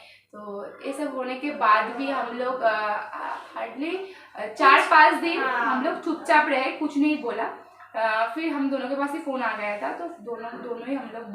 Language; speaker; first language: Hindi; non-native, local second language; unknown